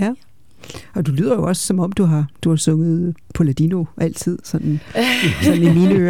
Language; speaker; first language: Danish; native; Danish